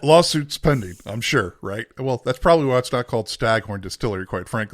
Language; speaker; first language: English; native; English